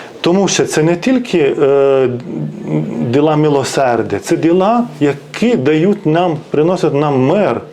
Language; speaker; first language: Ukrainian; non-native, fluent; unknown